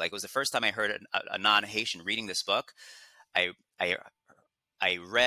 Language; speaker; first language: English; native; English